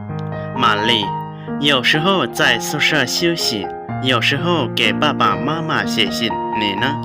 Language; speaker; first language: Chinese; non-native, fluent; Lao